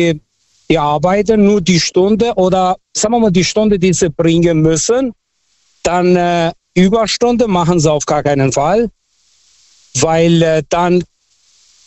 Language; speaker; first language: German; non-native, fluent; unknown